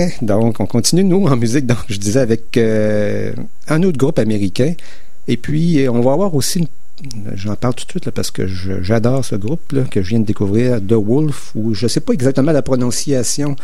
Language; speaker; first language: French; native; French